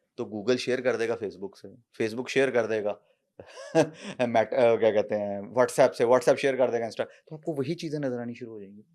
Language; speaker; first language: Urdu; non-native, local second language; Punjabi